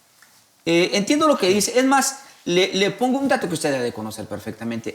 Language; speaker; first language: Spanish; native; Spanish